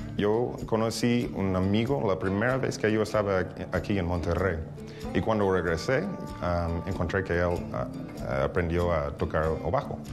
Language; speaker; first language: Spanish; non-native, fluent; English